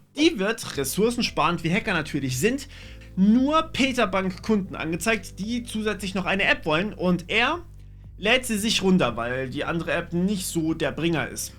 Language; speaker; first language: German; native; German